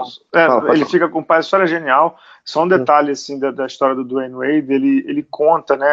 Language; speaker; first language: Portuguese; native; Portuguese